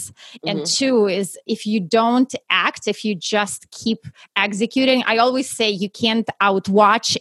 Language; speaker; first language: English; non-native, fluent; Russian